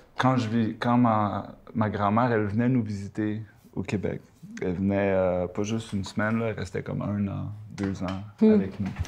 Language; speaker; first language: French; early bilingual, other home language; Spanish